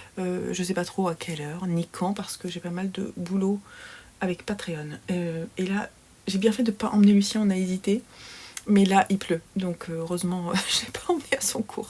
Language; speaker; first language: French; native; French